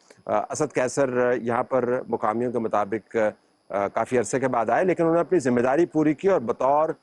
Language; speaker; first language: Urdu; native; Urdu